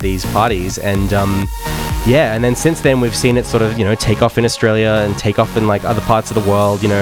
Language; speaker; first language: English; native; English